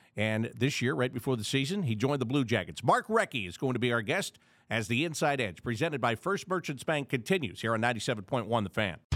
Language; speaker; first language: English; native; English